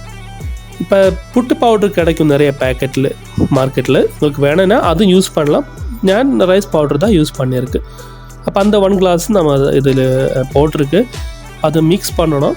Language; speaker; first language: Tamil; non-native, learner; Malayalam